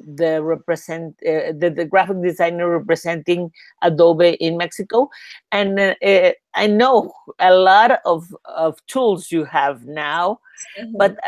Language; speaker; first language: English; non-native, learner; Spanish